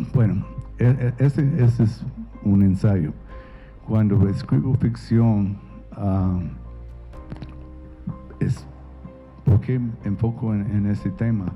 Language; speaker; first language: Spanish; non-native, fluent; English